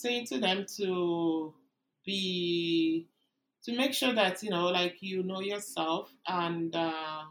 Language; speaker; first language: English; non-native, local second language; Igbo